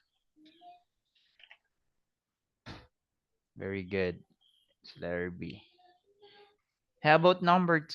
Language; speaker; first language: English; non-native, fluent; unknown